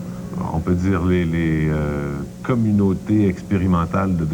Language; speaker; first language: French; native; French